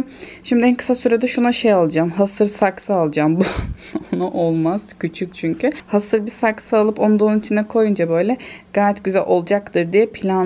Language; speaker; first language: Turkish; native; Turkish